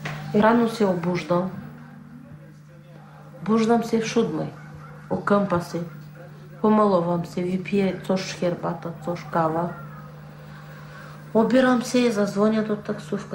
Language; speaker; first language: Polish; non-native, learner; Turkish